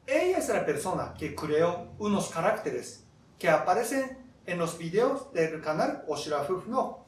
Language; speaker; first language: Spanish; non-native, fluent; Japanese